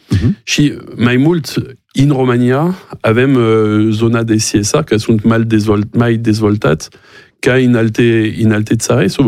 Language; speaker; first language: Romanian; non-native, learner; French